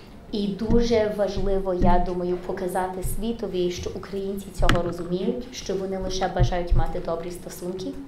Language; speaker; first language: Ukrainian; early bilingual, heritage; English